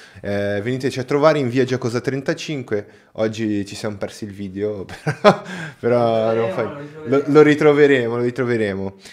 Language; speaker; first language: Italian; non-native, fluent; Portuguese